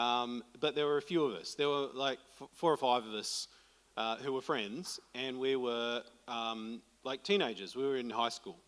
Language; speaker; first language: English; native; English